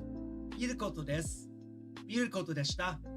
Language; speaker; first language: Japanese; non-native, learner; English